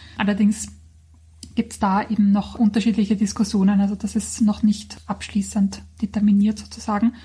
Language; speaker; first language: German; native; German